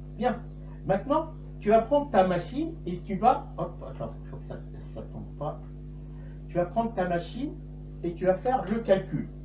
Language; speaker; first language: French; non-native, local second language; Arabic